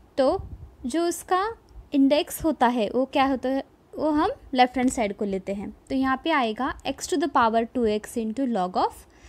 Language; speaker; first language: Hindi; non-native, local second language; Marathi